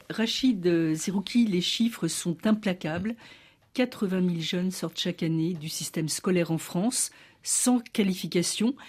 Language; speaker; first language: French; native; French